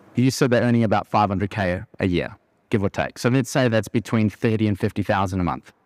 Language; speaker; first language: English; native; English